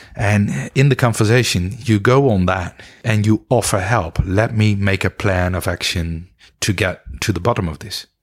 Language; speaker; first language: English; non-native, fluent; Dutch